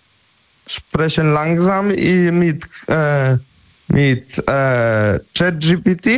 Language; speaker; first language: German; non-native, learner; Polish